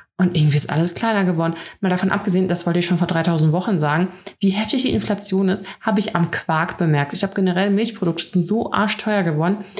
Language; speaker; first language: German; early bilingual, other home language; Russian